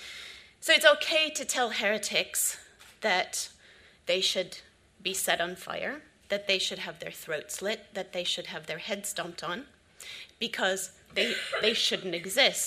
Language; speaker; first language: English; native; English